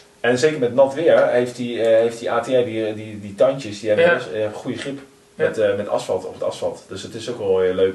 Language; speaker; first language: Dutch; native; Dutch